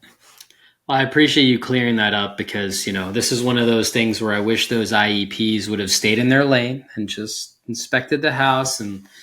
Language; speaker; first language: English; native; English